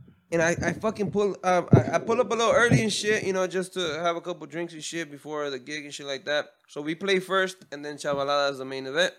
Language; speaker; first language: English; early bilingual, other home language; Spanish